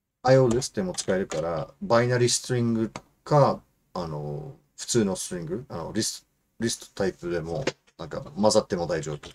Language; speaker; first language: Japanese; non-native, fluent; English